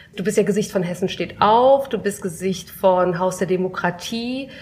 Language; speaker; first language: German; native; German